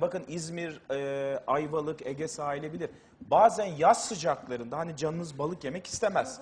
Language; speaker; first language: Turkish; native; Turkish